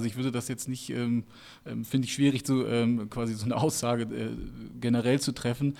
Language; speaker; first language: German; native; German